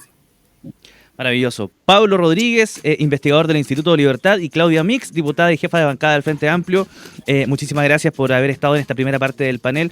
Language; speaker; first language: Spanish; native; Spanish